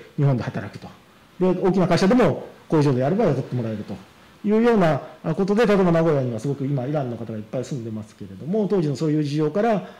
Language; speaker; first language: Japanese; native; Japanese